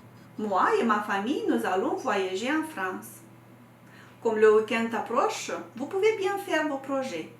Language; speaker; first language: French; non-native, fluent; Romanian